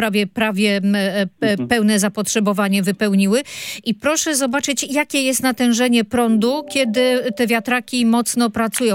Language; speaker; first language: Polish; native; Polish